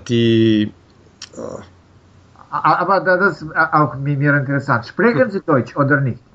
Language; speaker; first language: German; non-native, learner; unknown